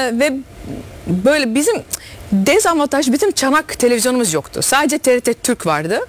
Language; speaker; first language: Turkish; early bilingual, heritage; Dutch